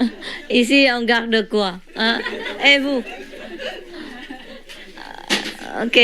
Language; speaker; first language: French; non-native, learner; Vietnamese